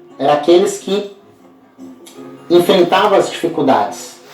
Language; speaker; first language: Portuguese; native; Portuguese